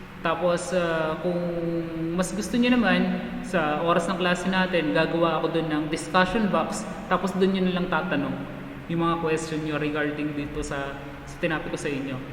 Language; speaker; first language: Filipino; native; Filipino